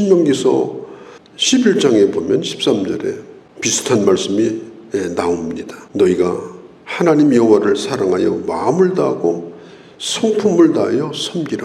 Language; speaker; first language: Korean; native; Korean